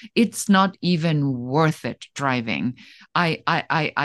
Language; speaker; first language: English; non-native, fluent; German